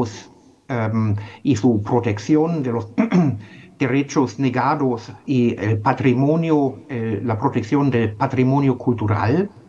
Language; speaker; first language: Spanish; non-native, fluent; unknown